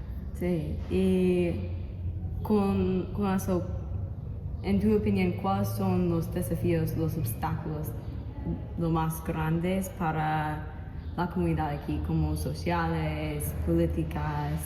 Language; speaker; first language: Spanish; non-native, learner; English